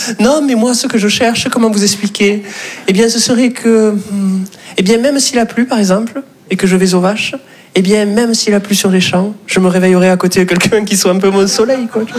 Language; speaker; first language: French; native; French